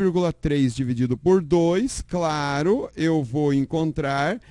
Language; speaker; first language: Portuguese; native; Portuguese